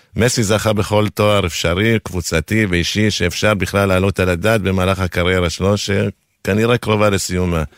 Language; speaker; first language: Hebrew; non-native, fluent; Spanish